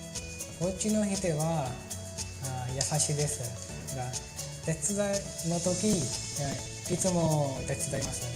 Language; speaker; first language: Japanese; non-native, learner; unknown